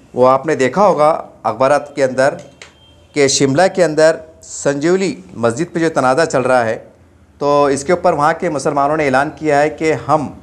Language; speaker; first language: Hindi; non-native, local second language; Urdu